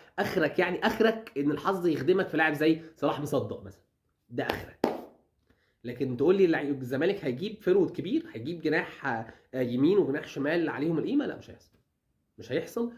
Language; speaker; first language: Arabic; native; Arabic